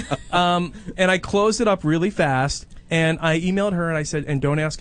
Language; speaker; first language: English; native; English